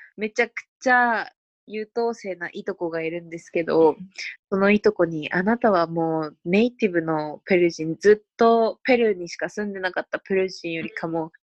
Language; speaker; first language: Japanese; early bilingual, other home language; Spanish